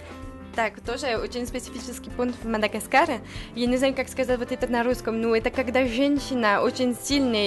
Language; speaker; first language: Russian; non-native, learner; French